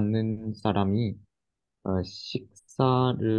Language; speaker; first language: Korean; non-native, learner; Japanese